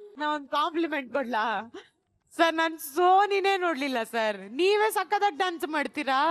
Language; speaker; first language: Kannada; native; Kannada